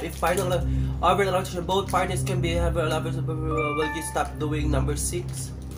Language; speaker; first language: English; non-native, local second language; Filipino